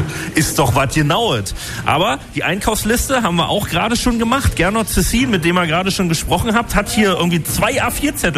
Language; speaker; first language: German; native; German